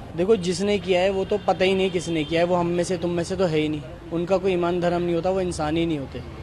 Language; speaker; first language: Hindi; native; Hindi